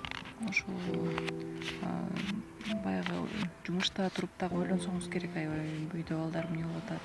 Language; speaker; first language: Kyrgyz; native; Kyrgyz